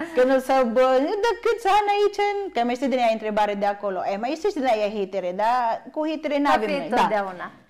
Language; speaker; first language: Romanian; non-native, learner; Filipino